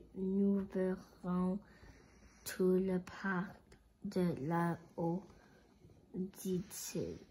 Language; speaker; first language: French; non-native, learner; English